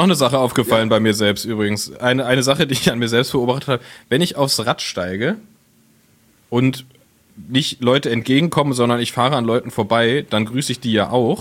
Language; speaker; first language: German; native; German